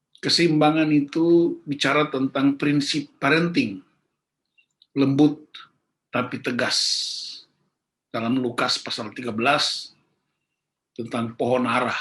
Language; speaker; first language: Indonesian; native; Indonesian